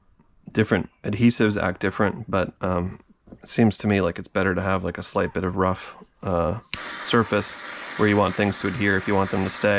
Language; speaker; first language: English; native; English